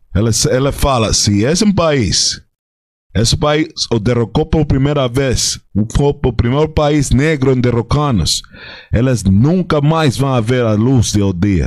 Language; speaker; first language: Portuguese; non-native, fluent; Spanish